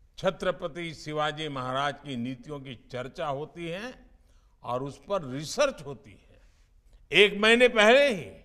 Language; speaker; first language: Hindi; non-native, local second language; Gujarati